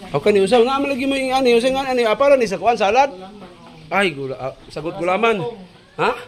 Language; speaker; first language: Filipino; non-native, local second language; Cebuano